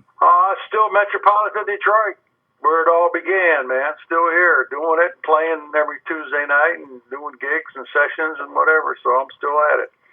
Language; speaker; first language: English; native; English